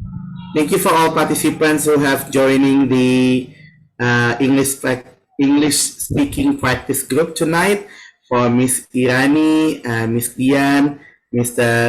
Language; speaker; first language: English; non-native, learner; Indonesian